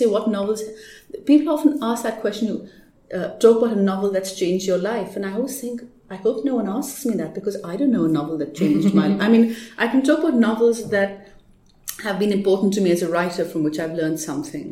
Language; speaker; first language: English; non-native, local second language; Urdu